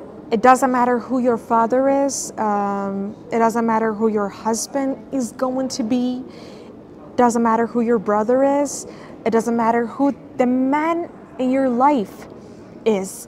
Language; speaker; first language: English; non-native, fluent; Persian